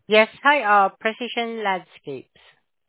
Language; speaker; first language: English; non-native, fluent; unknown